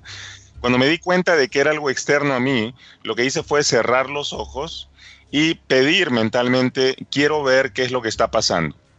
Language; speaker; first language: Spanish; native; Spanish